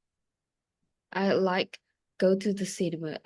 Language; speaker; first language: English; non-native, learner; Vietnamese